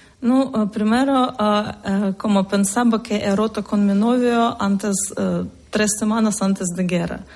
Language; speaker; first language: Spanish; non-native, learner; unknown